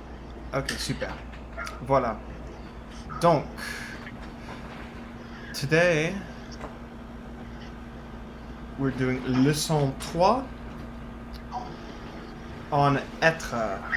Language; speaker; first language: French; non-native, fluent; English